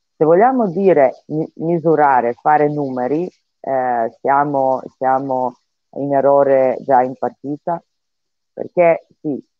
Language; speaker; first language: Italian; non-native, fluent; Serbian